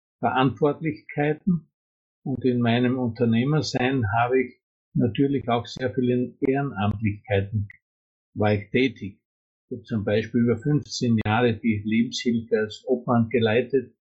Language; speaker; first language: German; native; German